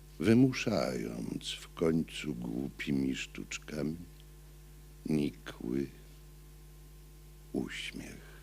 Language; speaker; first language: Polish; native; Polish